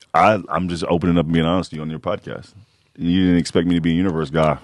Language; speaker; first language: English; native; English